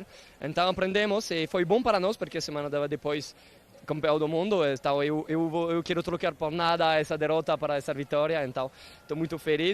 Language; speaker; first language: Portuguese; non-native, fluent; Italian